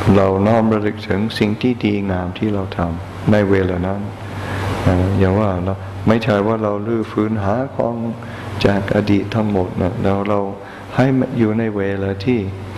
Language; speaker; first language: Thai; non-native, fluent; English